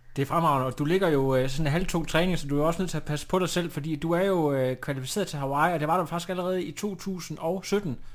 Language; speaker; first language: Danish; native; Danish